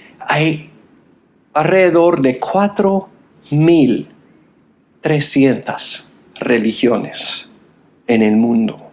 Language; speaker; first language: Spanish; non-native, fluent; English